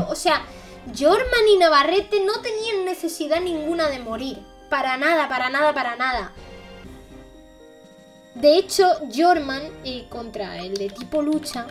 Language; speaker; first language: Spanish; native; Spanish